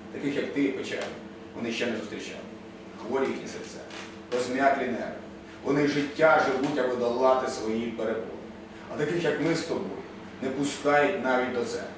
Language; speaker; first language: Ukrainian; native; Ukrainian